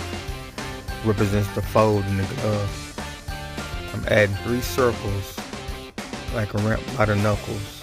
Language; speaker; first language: English; native; English